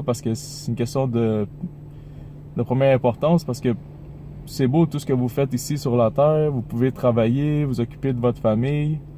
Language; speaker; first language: French; native; French